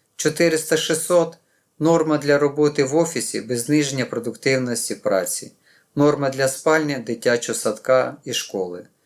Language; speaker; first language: Ukrainian; non-native, local second language; Russian